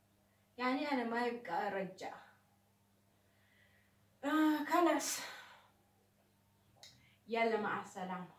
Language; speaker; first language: Arabic; non-native, learner; Oromo